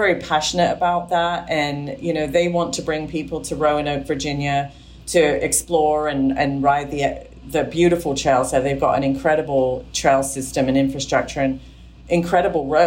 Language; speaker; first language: English; native; English